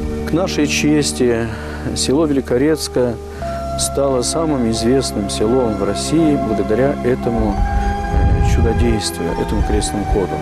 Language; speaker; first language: Russian; native; Russian